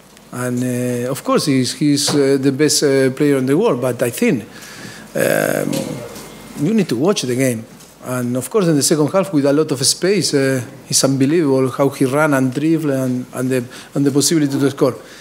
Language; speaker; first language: English; non-native, fluent; Spanish